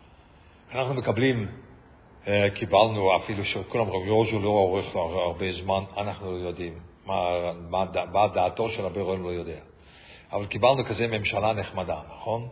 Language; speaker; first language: Hebrew; non-native, fluent; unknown